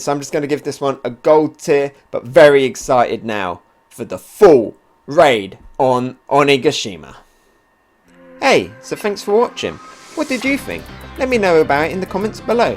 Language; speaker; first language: English; native; English